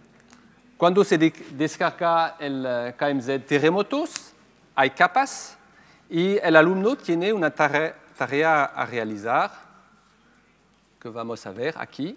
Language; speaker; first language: Spanish; non-native, fluent; French